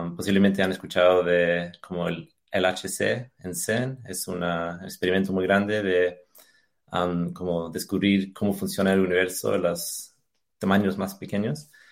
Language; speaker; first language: Spanish; early bilingual, heritage; English